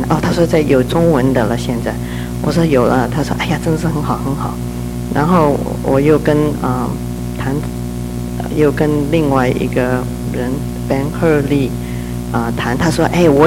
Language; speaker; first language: Chinese; early bilingual, heritage; Chinese